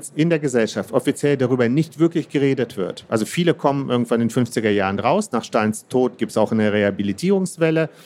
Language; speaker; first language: German; early bilingual, other home language; Russian